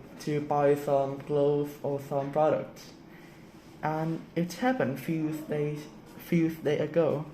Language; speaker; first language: English; non-native, learner; Vietnamese